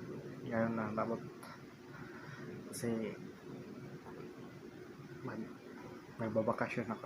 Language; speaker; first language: Filipino; non-native, local second language; Cebuano